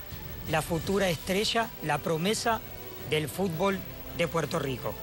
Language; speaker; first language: Spanish; native; Spanish